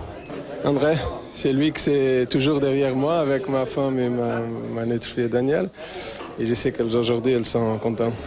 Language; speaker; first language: French; non-native, fluent; Portuguese